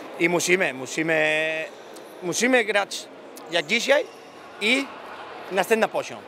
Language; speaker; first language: Polish; non-native, learner; Spanish